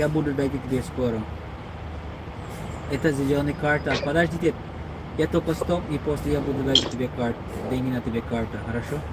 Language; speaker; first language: Russian; non-native, learner; English